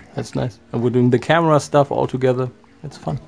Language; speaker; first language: English; non-native, fluent; German